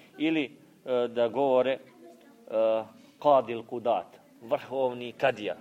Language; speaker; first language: Bosnian; native; Bosnian